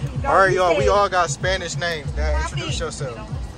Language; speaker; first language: English; native; English